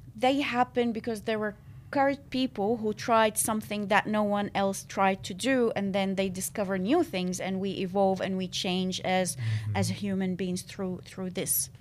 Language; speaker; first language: English; non-native, fluent; Arabic